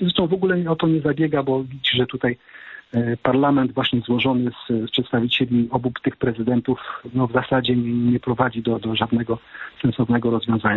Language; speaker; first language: Polish; native; Polish